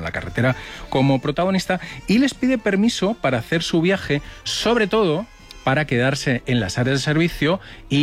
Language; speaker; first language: Spanish; native; Spanish